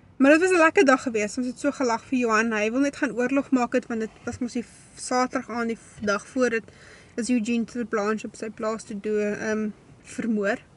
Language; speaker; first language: Afrikaans; native; Afrikaans